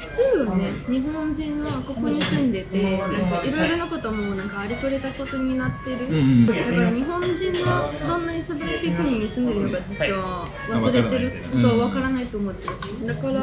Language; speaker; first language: Japanese; non-native, fluent; Russian